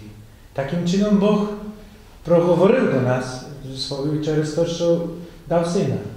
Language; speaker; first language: Ukrainian; non-native, fluent; Polish